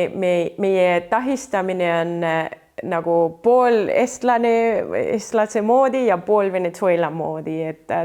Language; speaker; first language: Estonian; non-native, fluent; Spanish